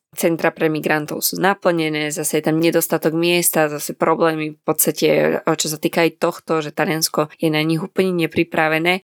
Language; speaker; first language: Slovak; native; Slovak